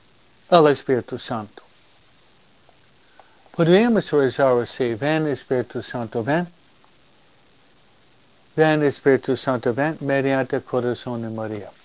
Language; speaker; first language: Spanish; non-native, fluent; English